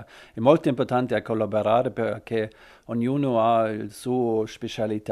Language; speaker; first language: Italian; non-native, learner; German